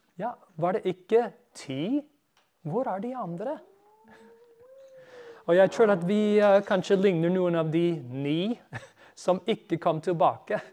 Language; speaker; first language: Norwegian; non-native, fluent; English